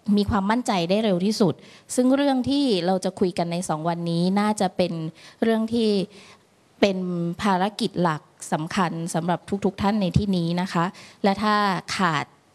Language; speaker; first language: Thai; native; Thai